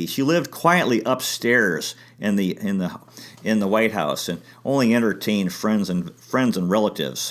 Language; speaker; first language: English; native; English